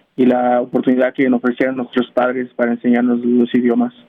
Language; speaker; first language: Spanish; early bilingual, heritage; Spanish